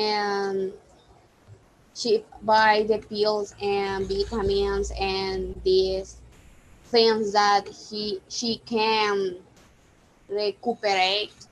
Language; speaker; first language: English; non-native, learner; Spanish